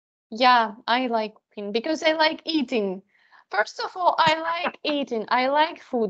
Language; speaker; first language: English; non-native, fluent; Russian